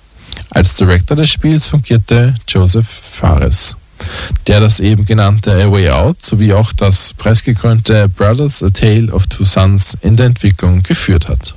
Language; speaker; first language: German; native; German